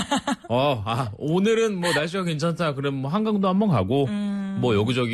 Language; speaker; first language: Korean; native; Korean